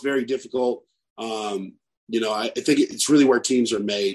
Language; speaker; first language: English; native; English